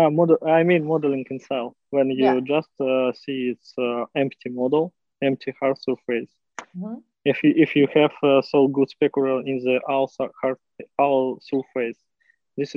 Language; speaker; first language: English; non-native, learner; Russian